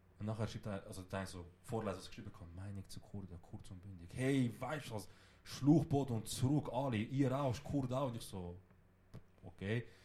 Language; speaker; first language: German; early bilingual, other home language; Kurdish